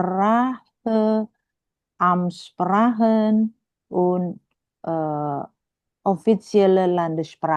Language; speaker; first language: German; non-native, fluent; Indonesian